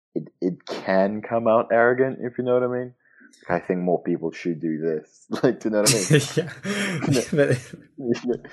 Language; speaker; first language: English; non-native, fluent; Portuguese